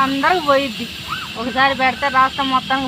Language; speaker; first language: Telugu; native; Telugu